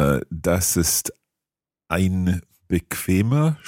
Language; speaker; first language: German; non-native, learner; English